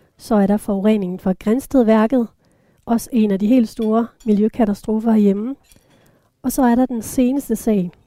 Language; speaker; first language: Danish; native; Danish